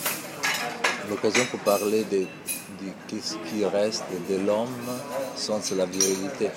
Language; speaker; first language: French; non-native, fluent; Italian